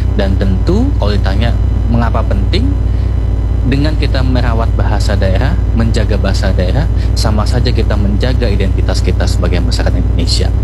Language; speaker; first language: Indonesian; non-native, local second language; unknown